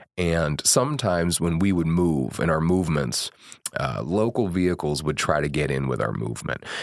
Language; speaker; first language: English; native; English